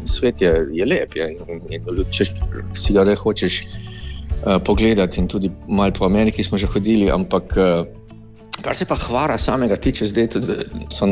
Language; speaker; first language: Slovenian; native; Slovenian